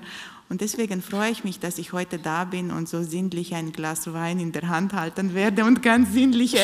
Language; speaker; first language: German; non-native, fluent; Romanian